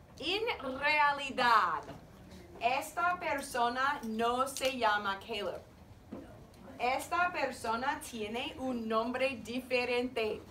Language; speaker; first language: Spanish; non-native, fluent; English